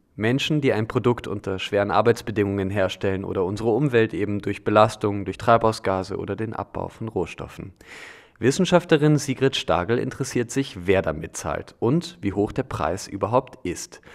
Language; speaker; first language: German; native; German